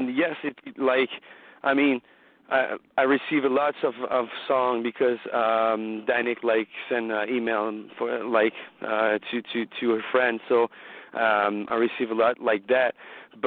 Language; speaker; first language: English; non-native, learner; French